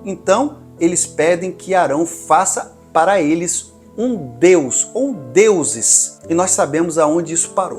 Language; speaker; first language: Portuguese; native; Portuguese